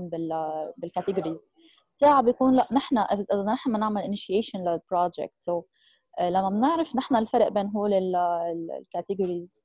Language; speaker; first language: Arabic; native; Arabic